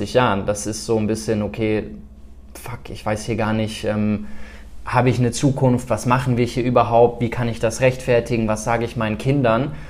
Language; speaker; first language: German; native; German